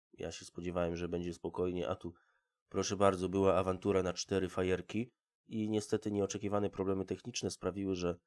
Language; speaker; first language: Polish; native; Polish